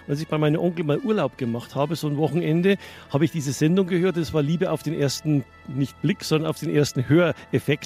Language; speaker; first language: German; native; German